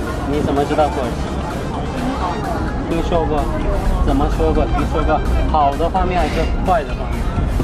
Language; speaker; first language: Chinese; non-native, fluent; Turkish